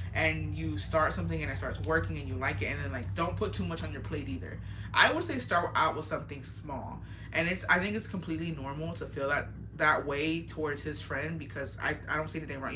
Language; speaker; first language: English; early bilingual, other home language; Spanish